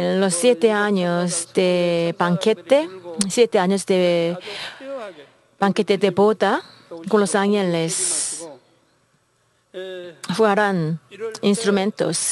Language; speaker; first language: Spanish; non-native, learner; Korean